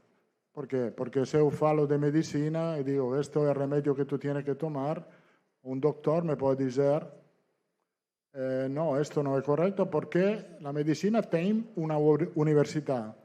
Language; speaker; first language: Portuguese; non-native, learner; Italian